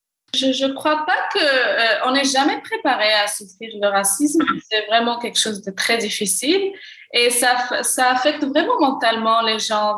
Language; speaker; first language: French; non-native, local second language; Arabic